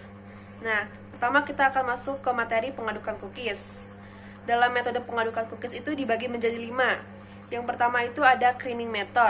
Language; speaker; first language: Indonesian; native; Indonesian